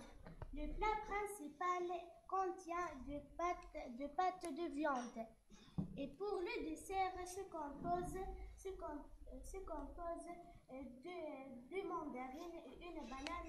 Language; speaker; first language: French; non-native, learner; Arabic